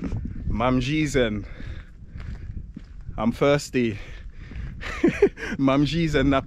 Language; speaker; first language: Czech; non-native, learner; English